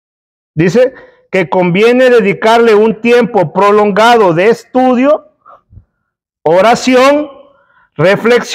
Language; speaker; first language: Spanish; native; Spanish